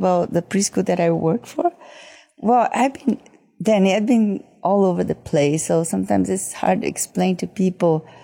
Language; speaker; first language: English; non-native, fluent; Japanese